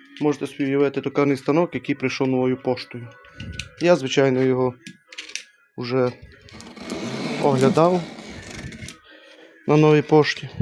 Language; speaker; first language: Ukrainian; native; Ukrainian